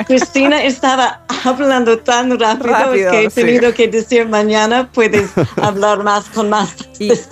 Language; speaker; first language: Spanish; non-native, learner; English